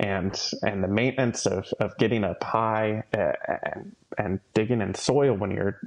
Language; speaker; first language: English; native; English